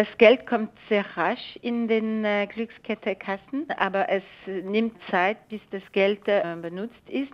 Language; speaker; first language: German; non-native, local second language; French